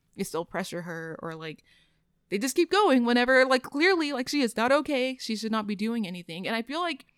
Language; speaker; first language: English; native; English